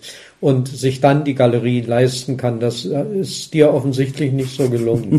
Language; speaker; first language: German; native; German